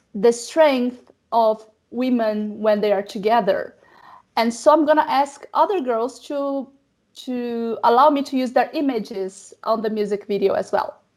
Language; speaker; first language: English; non-native, fluent; Portuguese